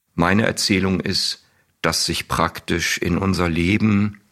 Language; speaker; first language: German; native; German